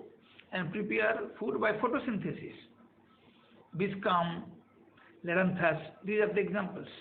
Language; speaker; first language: English; non-native, local second language; Bangla